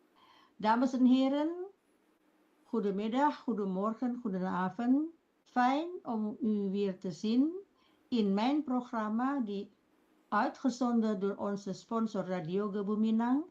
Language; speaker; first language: Dutch; non-native, fluent; Indonesian